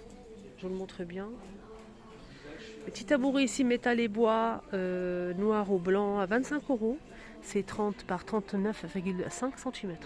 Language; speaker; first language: French; native; French